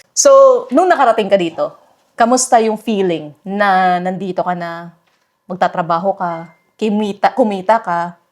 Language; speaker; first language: Filipino; native; Filipino